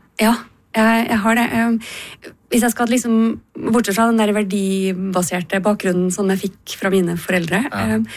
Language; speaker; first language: Norwegian; native; Norwegian